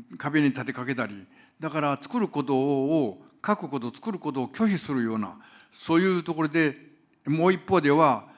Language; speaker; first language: Japanese; non-native, fluent; Korean